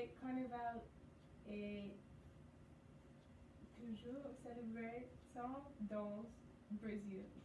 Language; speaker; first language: French; non-native, learner; English